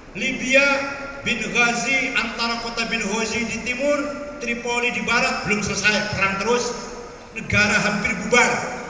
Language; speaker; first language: Malay; non-native, local second language; Javanese